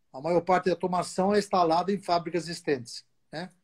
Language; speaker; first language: Portuguese; early bilingual, other home language; Italian